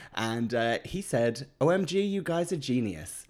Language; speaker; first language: English; native; English